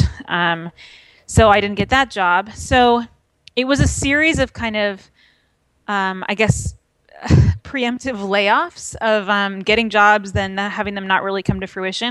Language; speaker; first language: English; native; English